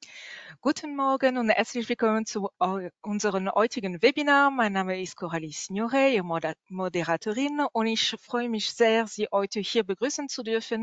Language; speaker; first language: German; non-native, learner; French